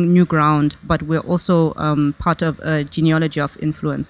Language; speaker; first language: English; native; English